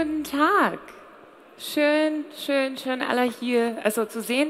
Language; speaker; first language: German; non-native, fluent; English